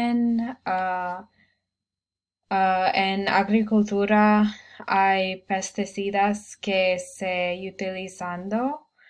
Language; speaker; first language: Spanish; non-native, learner; English